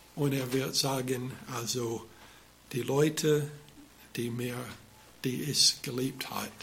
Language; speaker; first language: German; non-native, fluent; English